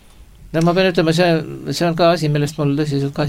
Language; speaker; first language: Estonian; native; Estonian